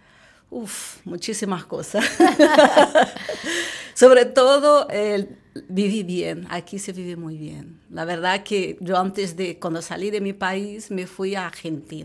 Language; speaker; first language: Spanish; non-native, fluent; Portuguese